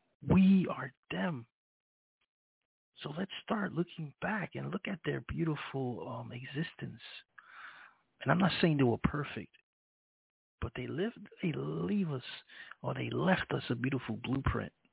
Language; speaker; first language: English; early bilingual, other home language; Spanish